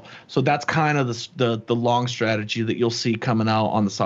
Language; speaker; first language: English; native; English